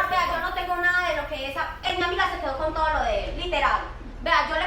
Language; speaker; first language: Spanish; native; Spanish